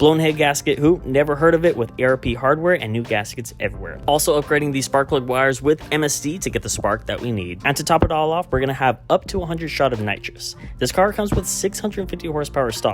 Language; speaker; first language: English; native; English